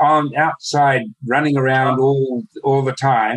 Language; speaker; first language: English; native; English